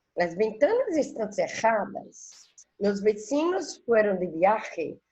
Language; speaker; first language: Spanish; non-native, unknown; Portuguese